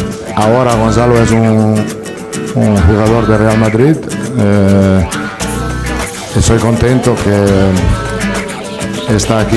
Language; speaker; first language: Spanish; non-native, learner; Italian